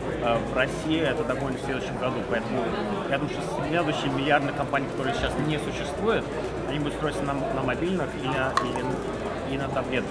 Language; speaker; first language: Russian; early bilingual, heritage; Russian